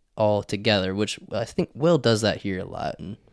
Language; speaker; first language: English; native; English